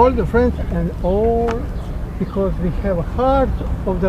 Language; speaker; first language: English; non-native, learner; Croatian